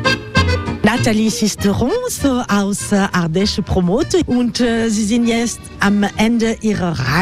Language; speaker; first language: German; non-native, learner; French